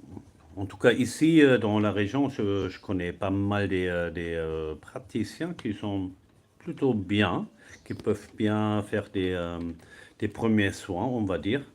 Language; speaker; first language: French; non-native, fluent; German